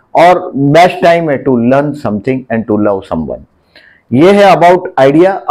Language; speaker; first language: Hindi; native; Hindi